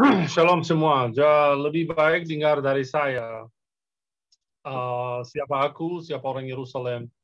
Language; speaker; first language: Indonesian; non-native, fluent; Arabic